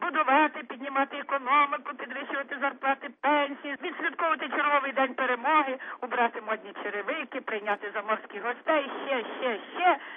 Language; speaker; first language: Ukrainian; native; Ukrainian